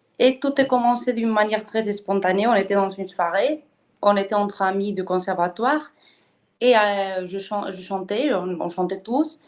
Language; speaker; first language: French; non-native, fluent; Spanish